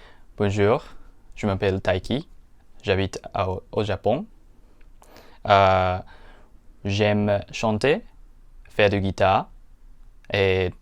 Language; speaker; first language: French; non-native, learner; Japanese